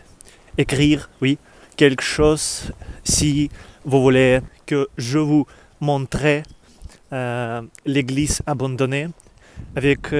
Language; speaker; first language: French; non-native, learner; Russian